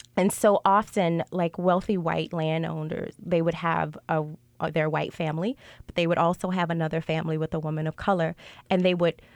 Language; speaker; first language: English; native; English